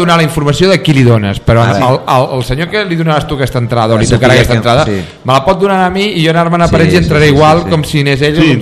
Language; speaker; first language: Catalan; native; Catalan